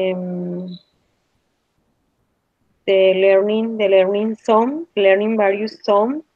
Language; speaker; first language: English; non-native, learner; Spanish